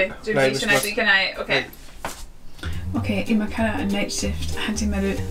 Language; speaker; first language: Japanese; non-native, learner; English